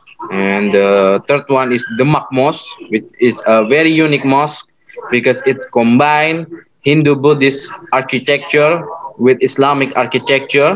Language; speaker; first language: English; non-native, learner; Indonesian